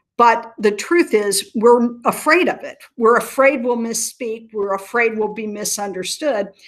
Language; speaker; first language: English; native; English